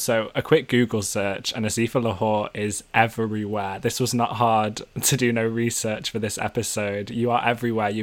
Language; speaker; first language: English; native; English